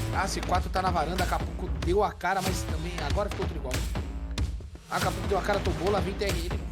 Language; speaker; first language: Portuguese; native; Portuguese